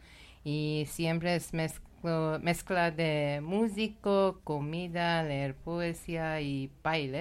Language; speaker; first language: Spanish; non-native, learner; Persian